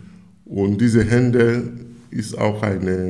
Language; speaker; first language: German; non-native, fluent; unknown